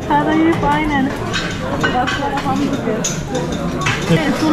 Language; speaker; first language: Turkish; non-native, fluent; Slovenian